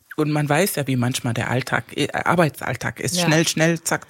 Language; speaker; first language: German; non-native, fluent; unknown